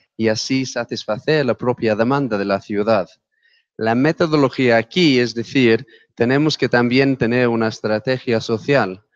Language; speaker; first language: Spanish; non-native, fluent; English